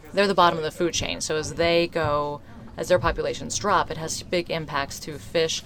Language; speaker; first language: English; native; English